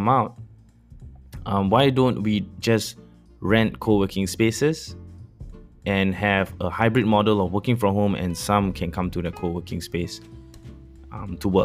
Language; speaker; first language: English; non-native, local second language; Malay